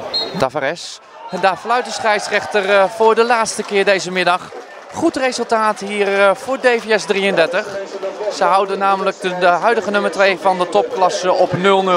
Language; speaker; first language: Dutch; native; Dutch